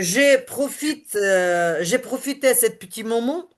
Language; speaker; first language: French; non-native, learner; Ukrainian